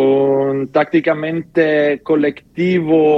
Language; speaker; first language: Spanish; non-native, learner; German